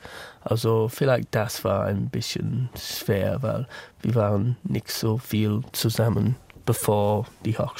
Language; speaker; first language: German; non-native, learner; English